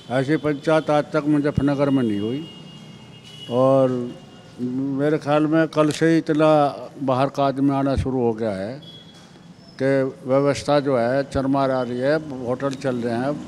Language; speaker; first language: Hindi; native; Hindi